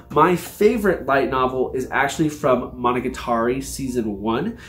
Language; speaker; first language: English; native; English